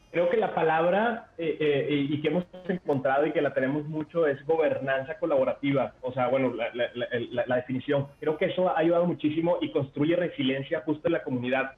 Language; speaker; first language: Spanish; native; Spanish